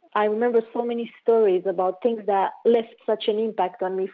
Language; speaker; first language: English; non-native, fluent; Romanian